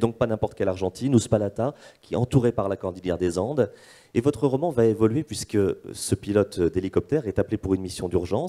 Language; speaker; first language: French; native; French